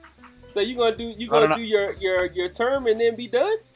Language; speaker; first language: English; native; English